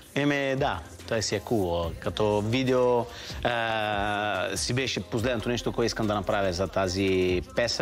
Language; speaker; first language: Bulgarian; non-native, fluent; Italian